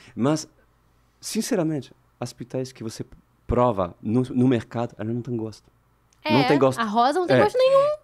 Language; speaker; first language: Portuguese; non-native, fluent; French